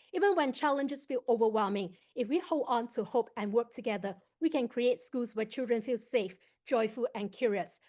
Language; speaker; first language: English; non-native, local second language; Chinese